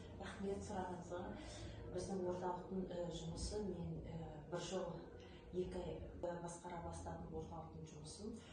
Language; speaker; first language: Kazakh; non-native, local second language; Ukrainian